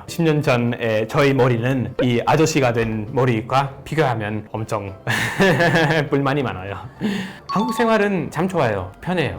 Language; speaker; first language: Korean; non-native, fluent; English